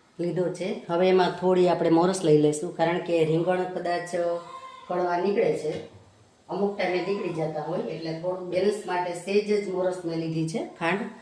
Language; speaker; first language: Gujarati; native; Gujarati